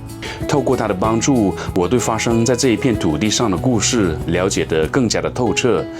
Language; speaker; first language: Chinese; native; Chinese